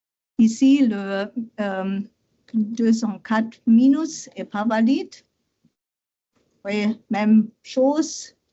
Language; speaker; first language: French; non-native, learner; German